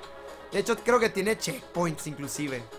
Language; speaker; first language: Spanish; native; Spanish